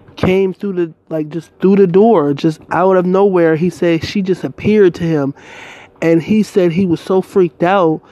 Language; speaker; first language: English; native; English